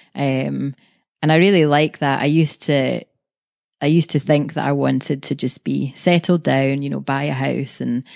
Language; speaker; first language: English; native; English